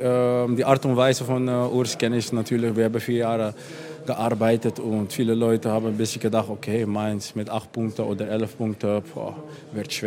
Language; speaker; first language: German; non-native, fluent; Dutch